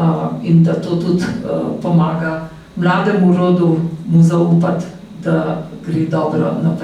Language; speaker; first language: Slovenian; native; Slovenian